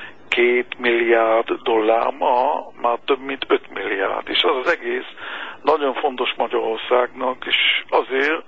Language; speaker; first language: Hungarian; non-native, fluent; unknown